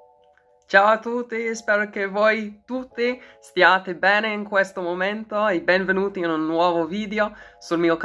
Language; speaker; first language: Italian; non-native, learner; English